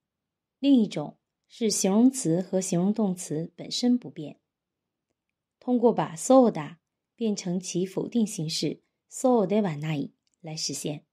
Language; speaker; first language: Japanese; non-native, fluent; Chinese